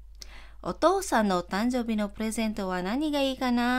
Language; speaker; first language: Japanese; non-native, fluent; Filipino